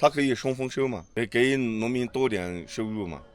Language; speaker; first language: Chinese; native; Chinese